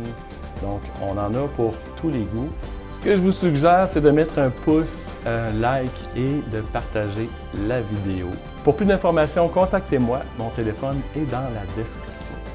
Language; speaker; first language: French; native; French